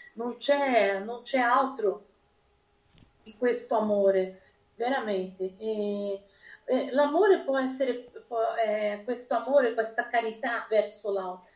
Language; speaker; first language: Italian; non-native, fluent; Portuguese